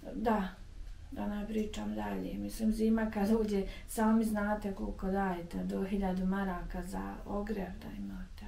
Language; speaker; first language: Bosnian; native; Bosnian